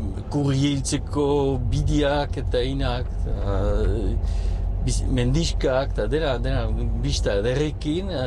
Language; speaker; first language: Basque; native; Basque